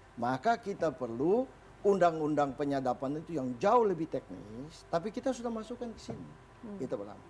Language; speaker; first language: Indonesian; native; Indonesian